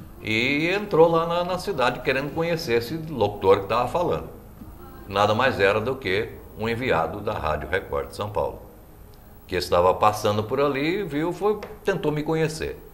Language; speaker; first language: Portuguese; native; Portuguese